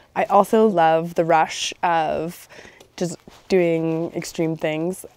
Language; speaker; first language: English; native; English